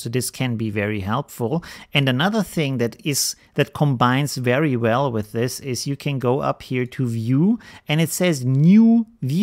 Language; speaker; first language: English; non-native, fluent; German